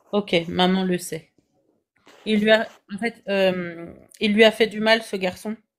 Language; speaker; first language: French; native; French